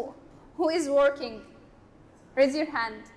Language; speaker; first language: English; non-native, learner; Arabic